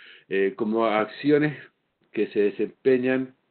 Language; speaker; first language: Spanish; native; Spanish